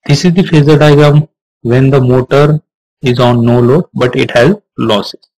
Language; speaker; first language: Hindi; non-native, local second language; Marathi